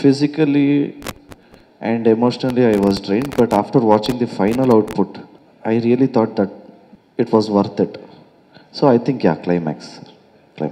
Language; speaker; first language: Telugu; non-native, learner; Kannada